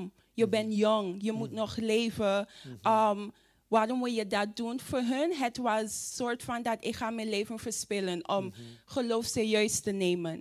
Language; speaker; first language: Dutch; non-native, fluent; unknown